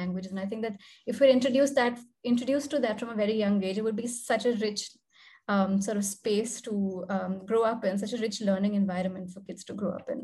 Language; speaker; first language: English; non-native, local second language; Hindi